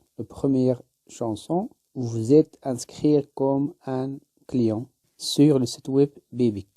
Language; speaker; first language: French; non-native, learner; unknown